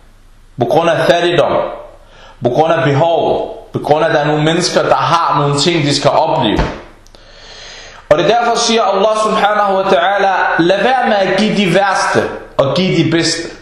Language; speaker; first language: Danish; early bilingual, other home language; Arabic